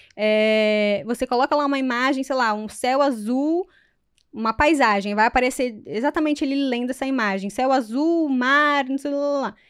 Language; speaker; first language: Portuguese; native; Portuguese